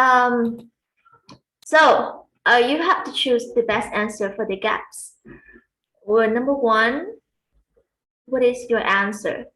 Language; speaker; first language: English; non-native, fluent; Vietnamese